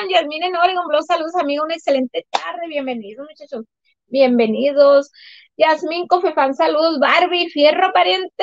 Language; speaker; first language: Spanish; native; Spanish